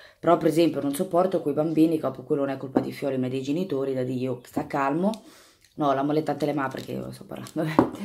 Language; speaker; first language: Italian; native; Italian